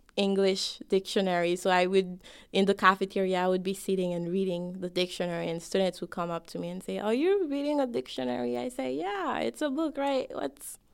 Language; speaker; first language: English; non-native, fluent; Haitian Creole